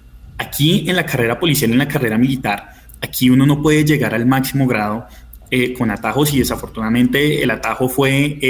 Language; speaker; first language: Spanish; native; Spanish